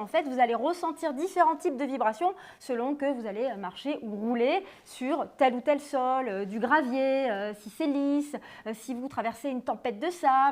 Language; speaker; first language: French; native; French